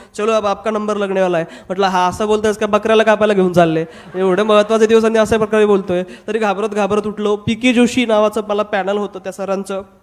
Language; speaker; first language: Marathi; non-native, local second language; Hindi